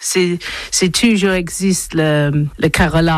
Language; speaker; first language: French; non-native, learner; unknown